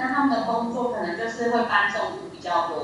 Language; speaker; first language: Chinese; native; Chinese